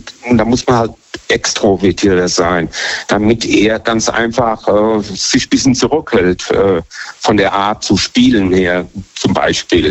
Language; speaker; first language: German; native; German